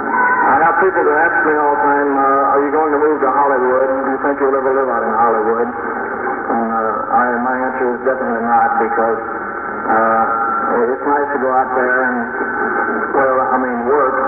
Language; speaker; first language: English; native; English